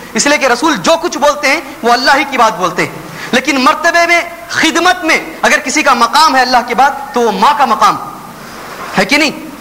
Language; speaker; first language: Urdu; native; Urdu